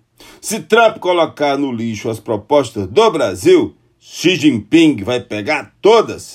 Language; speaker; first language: Portuguese; native; Portuguese